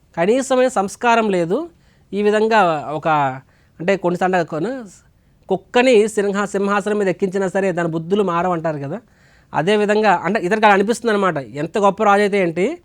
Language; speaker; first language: Telugu; native; Telugu